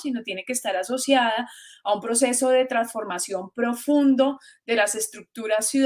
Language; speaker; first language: Spanish; native; Spanish